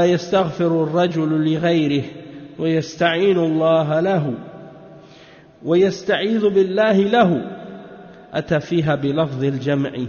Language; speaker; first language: Arabic; non-native, fluent; French